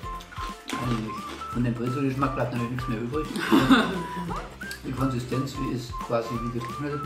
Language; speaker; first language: German; native; German